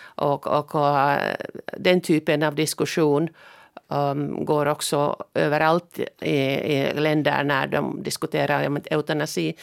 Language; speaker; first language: Swedish; non-native, local second language; Finnish